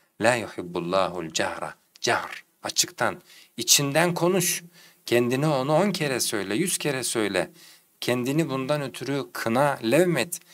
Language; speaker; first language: Turkish; native; Turkish